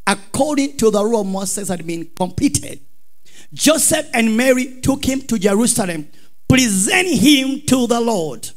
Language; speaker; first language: English; non-native, local second language; Swahili